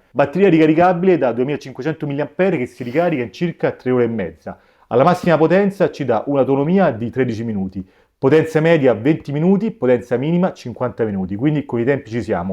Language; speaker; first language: Italian; native; Italian